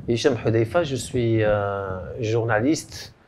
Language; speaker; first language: French; non-native, local second language; Arabic